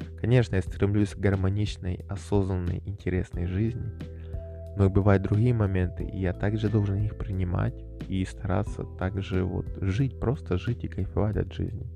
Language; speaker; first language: Russian; native; Russian